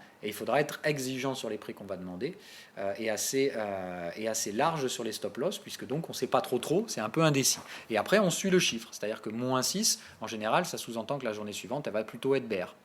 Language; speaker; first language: French; native; French